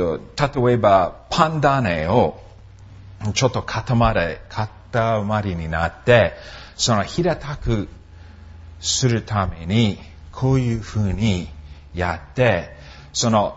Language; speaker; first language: Japanese; non-native, fluent; English